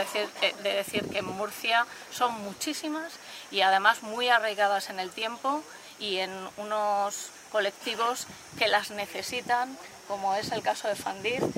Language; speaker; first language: Spanish; native; Spanish